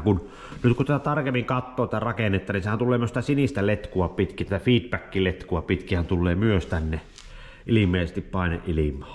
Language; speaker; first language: Finnish; native; Finnish